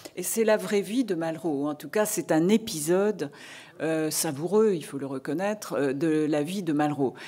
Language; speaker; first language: French; native; French